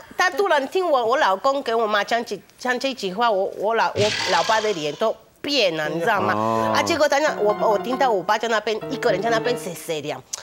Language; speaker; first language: Chinese; non-native, fluent; Spanish